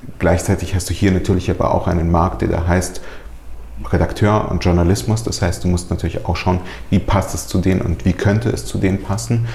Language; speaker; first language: German; early bilingual, other home language; Russian